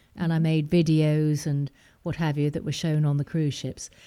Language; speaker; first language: English; native; English